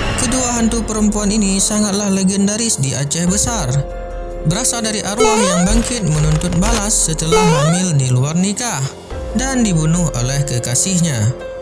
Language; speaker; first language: Malay; non-native, local second language; Achinese